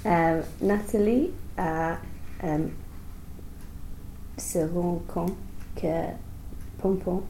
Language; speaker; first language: French; non-native, learner; English